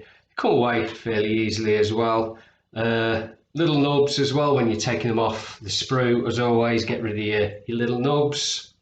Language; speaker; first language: English; native; English